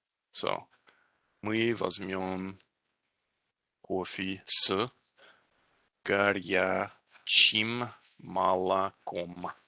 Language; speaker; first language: Russian; non-native, fluent; English